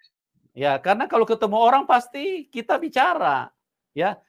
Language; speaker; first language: Indonesian; native; Indonesian